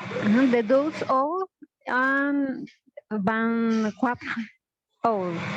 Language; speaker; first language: French; non-native, learner; Spanish